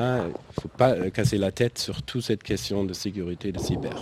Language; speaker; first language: French; non-native, fluent; German